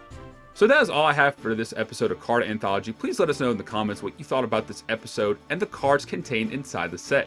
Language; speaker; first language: English; native; English